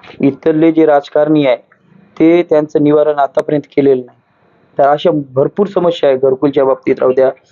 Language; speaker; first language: Marathi; non-native, local second language; Lambadi